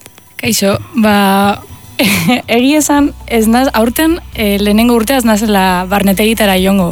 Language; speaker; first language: Basque; non-native, local second language; Spanish